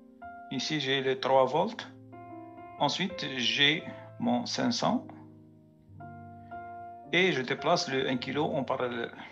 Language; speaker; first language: French; native; French